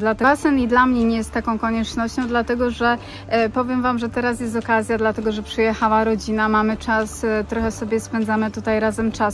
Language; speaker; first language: Polish; native; Polish